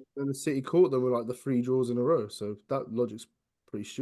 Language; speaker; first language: English; native; English